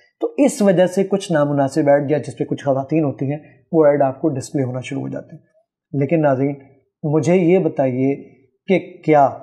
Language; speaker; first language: Urdu; native; Urdu